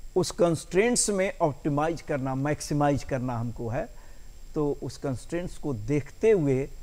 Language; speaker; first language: Hindi; native; Hindi